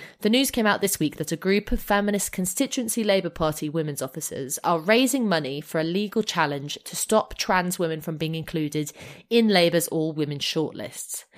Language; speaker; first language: English; native; English